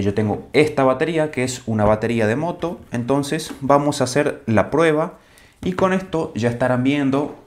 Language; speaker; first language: Spanish; native; Spanish